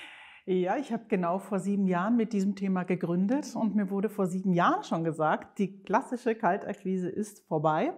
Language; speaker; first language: German; native; German